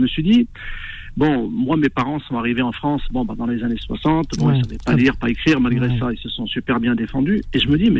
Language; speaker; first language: French; early bilingual, other home language; Arabic